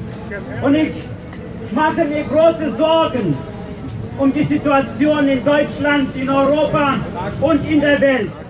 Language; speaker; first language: German; non-native, fluent; Russian